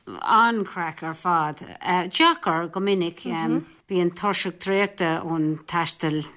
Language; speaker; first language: Irish; non-native, local second language; English